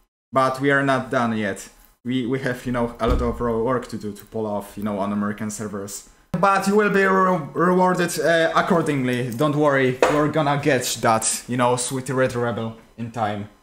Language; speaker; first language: English; non-native, fluent; Polish